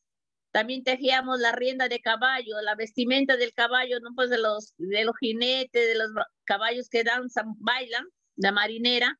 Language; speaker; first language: Spanish; native; Spanish